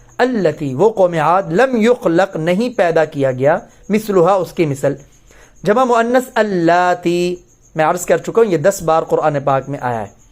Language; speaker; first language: Urdu; native; Urdu